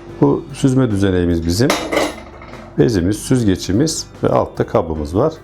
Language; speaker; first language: Turkish; native; Turkish